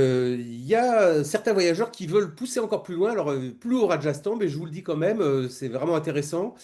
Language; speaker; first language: French; native; French